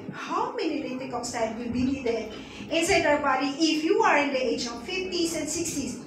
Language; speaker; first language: English; non-native, local second language; Filipino